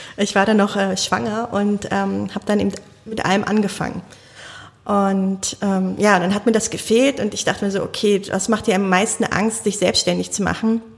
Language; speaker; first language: German; native; German